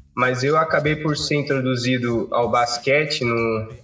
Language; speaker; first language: Portuguese; non-native, local second language; Kabuverdianu